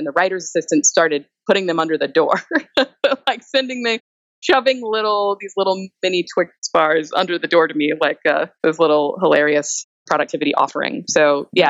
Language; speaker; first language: English; native; English